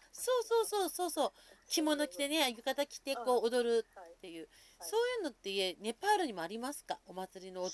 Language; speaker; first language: Japanese; native; Japanese